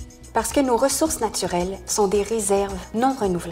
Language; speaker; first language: French; native; French